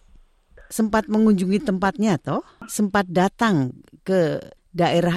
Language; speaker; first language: Indonesian; native; Indonesian